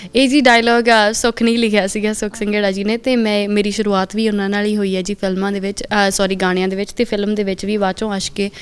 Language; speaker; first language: Punjabi; early bilingual, heritage; Punjabi